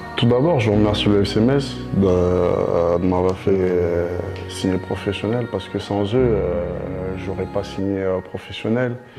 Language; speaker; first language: French; early bilingual, other home language; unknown